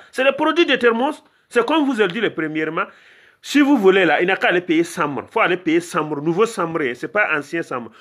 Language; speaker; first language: French; non-native, local second language; Mossi